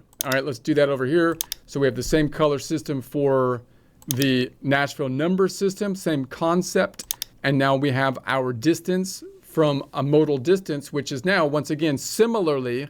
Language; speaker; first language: English; native; English